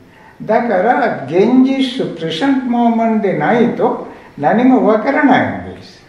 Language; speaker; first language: Japanese; non-native, fluent; Sinhala